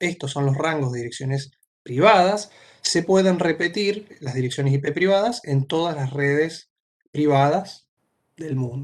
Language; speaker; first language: Spanish; native; Spanish